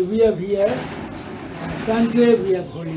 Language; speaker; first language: English; non-native, learner; Tibetan